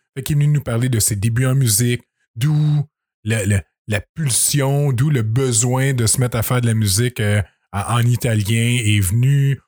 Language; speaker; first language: French; native; French